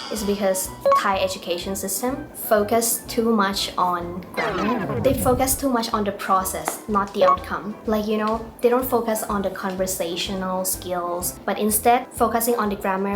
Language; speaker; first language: English; early bilingual, other home language; Thai